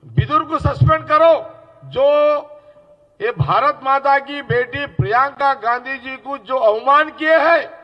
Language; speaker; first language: Hindi; non-native, local second language; Telugu